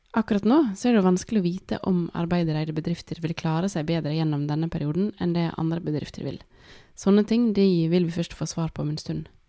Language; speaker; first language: Norwegian; native; Norwegian